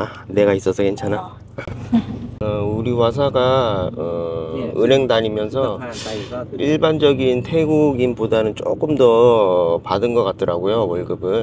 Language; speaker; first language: Korean; native; Korean